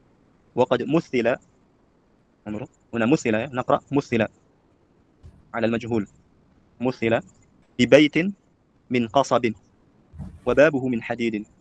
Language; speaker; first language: Arabic; non-native, fluent; Indonesian